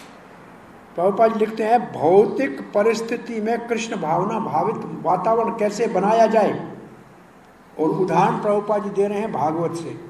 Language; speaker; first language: Hindi; native; Hindi